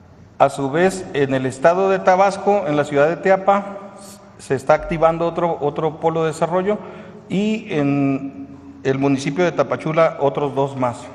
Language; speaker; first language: Spanish; native; Spanish